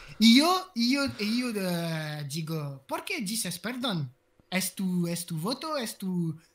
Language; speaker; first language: Spanish; non-native, learner; French